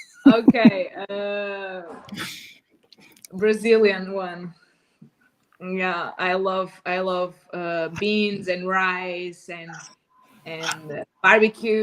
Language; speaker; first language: English; non-native, learner; Portuguese